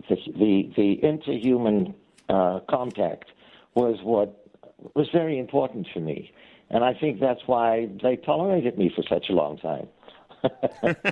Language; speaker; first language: English; non-native, fluent; Dutch